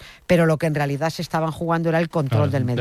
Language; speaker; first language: Spanish; native; Spanish